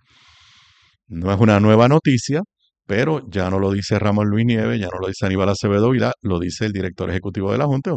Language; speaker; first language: Spanish; native; Spanish